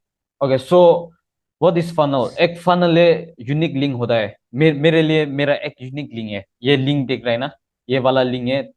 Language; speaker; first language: Hindi; non-native, local second language; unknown